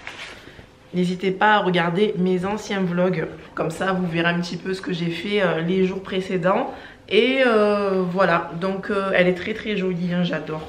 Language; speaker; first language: French; native; French